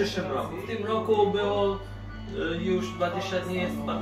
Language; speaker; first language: Polish; non-native, learner; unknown